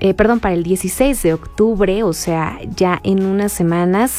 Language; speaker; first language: Spanish; native; Spanish